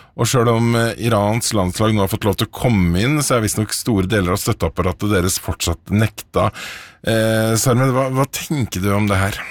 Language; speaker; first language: Norwegian; native; Norwegian